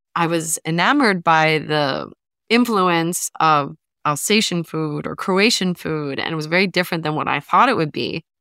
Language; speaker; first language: English; native; English